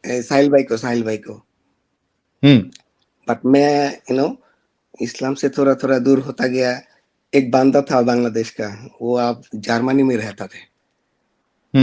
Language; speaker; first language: Hindi; non-native, learner; Bangla